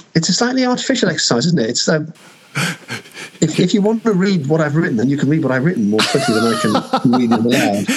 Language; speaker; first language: English; native; English